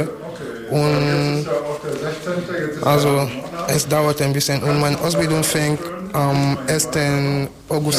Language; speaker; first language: German; non-native, learner; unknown